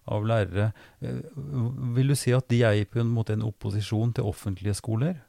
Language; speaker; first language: Norwegian; native; Norwegian